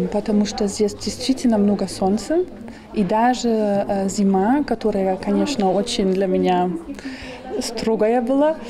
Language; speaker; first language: Russian; non-native, fluent; German